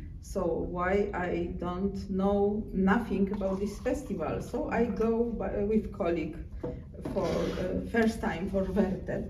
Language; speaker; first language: English; non-native, learner; Polish